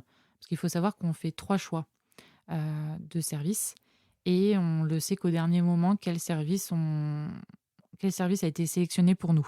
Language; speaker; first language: French; native; French